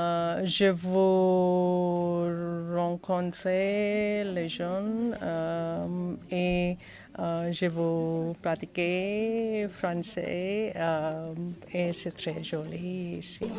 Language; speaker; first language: French; non-native, learner; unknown